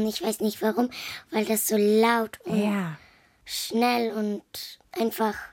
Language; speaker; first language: German; early bilingual, other home language; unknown